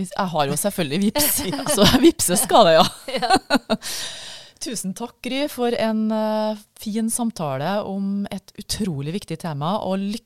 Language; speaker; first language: Norwegian; native; Norwegian